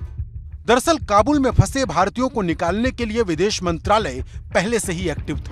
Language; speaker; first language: Hindi; native; Hindi